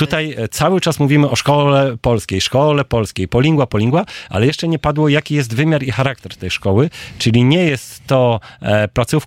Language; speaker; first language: Polish; native; Polish